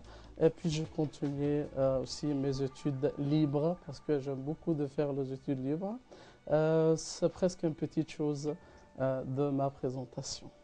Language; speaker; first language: French; non-native, fluent; Arabic